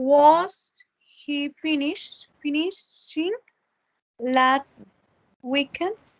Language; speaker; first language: English; non-native, learner; Spanish